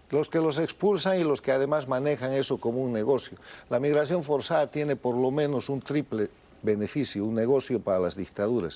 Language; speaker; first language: Spanish; native; Spanish